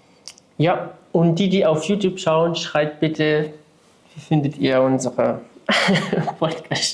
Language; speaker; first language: German; non-native, fluent; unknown